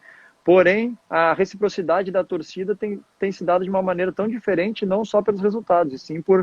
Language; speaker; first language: Portuguese; native; Portuguese